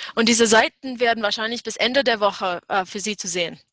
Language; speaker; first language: German; non-native, fluent; English